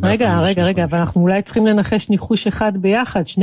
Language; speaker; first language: Hebrew; native; Hebrew